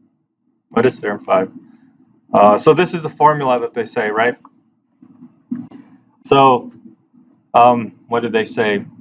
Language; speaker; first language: English; native; English